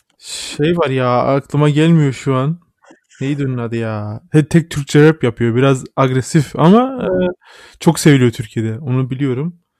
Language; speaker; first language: Turkish; early bilingual, heritage; Turkish